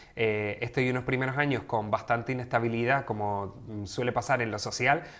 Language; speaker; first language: Spanish; native; Spanish